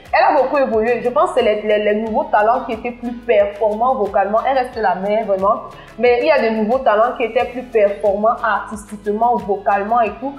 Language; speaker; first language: French; native; French